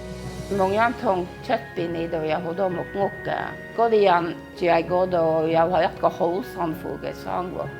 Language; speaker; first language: Cantonese; non-native, fluent; Norwegian